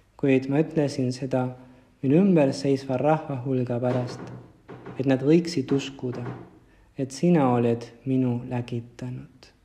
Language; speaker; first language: Estonian; non-native, fluent; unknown